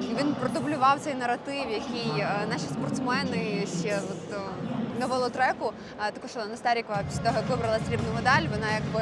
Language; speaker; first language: Ukrainian; native; Ukrainian